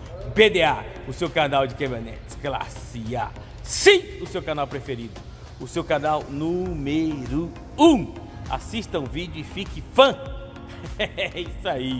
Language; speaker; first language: Portuguese; native; Portuguese